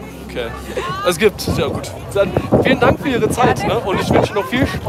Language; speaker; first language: German; native; German